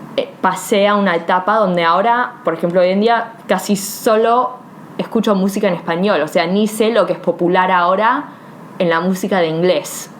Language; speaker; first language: Spanish; early bilingual, heritage; Spanish